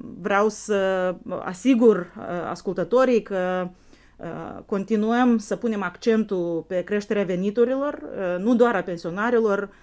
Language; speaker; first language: Romanian; native; Romanian